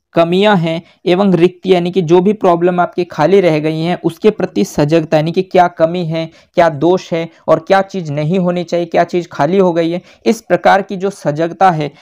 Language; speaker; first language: Hindi; native; Hindi